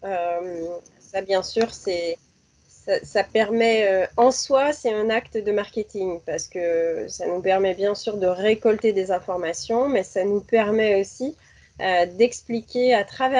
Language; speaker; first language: French; native; French